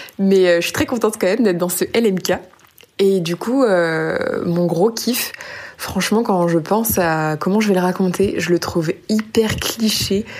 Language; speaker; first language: French; native; French